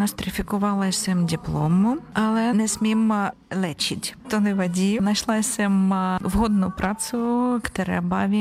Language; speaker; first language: Czech; non-native, learner; Ukrainian